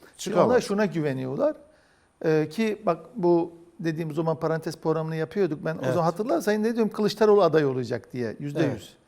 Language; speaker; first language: Turkish; native; Turkish